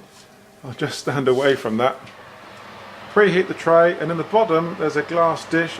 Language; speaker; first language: English; native; English